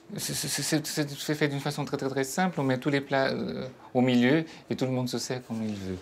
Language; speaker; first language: French; non-native, fluent; Portuguese